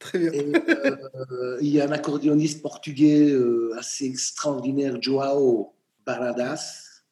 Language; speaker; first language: French; native; French